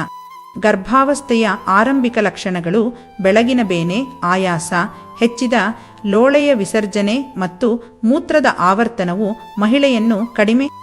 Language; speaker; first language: Kannada; native; Kannada